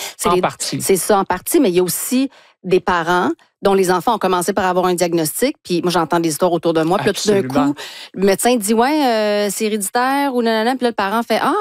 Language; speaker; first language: French; native; French